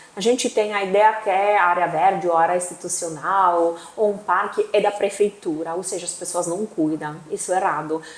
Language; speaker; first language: Portuguese; non-native, fluent; Italian